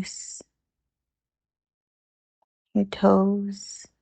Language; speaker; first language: English; native; English